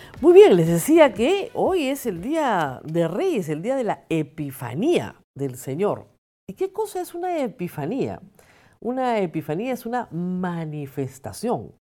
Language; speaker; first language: Spanish; native; Spanish